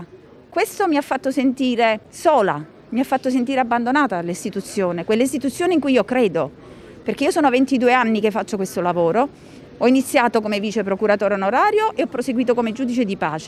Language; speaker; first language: Italian; native; Italian